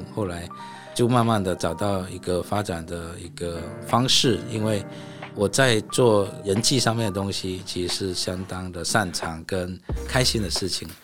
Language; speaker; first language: Chinese; non-native, fluent; Cantonese